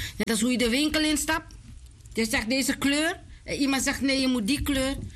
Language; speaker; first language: Dutch; native; Dutch